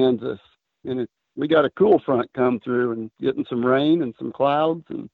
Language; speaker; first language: English; native; English